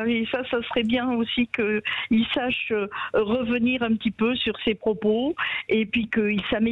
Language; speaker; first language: French; native; French